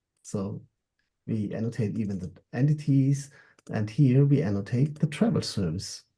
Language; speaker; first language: English; non-native, fluent; German